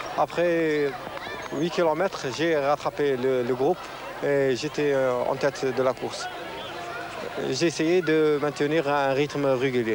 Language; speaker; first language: French; non-native, local second language; Arabic